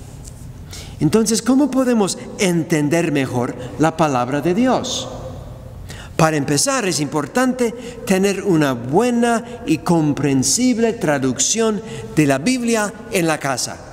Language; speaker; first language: Spanish; non-native, fluent; English